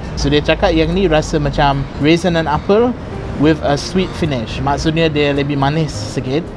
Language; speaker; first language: Malay; non-native, fluent; English